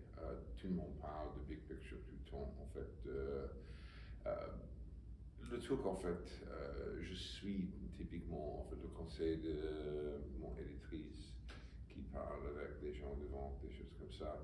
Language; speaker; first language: French; non-native, fluent; English